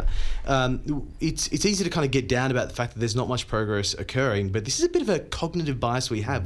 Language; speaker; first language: English; non-native, local second language; Hindi